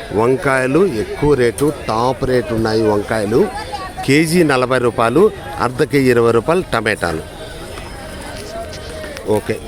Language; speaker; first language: Telugu; native; Telugu